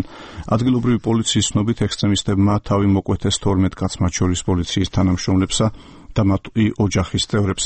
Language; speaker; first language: Georgian; native; Georgian